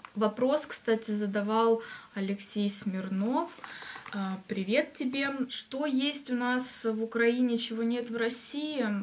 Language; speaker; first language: Russian; native; Russian